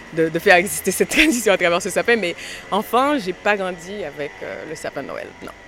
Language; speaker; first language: French; native; French